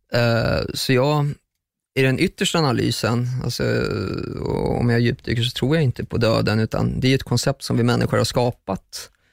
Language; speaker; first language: Swedish; early bilingual, other home language; German